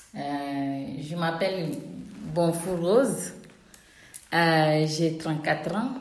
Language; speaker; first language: French; non-native, local second language; Ewe